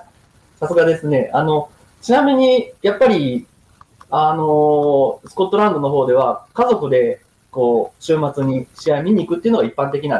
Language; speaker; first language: Japanese; native; Japanese